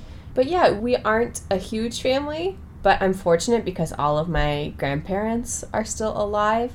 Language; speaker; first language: English; native; English